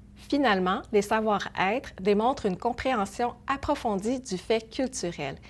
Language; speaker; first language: French; early bilingual, other home language; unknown